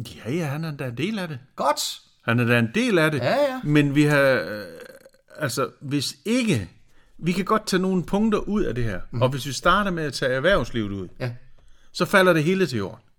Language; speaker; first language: Danish; native; Danish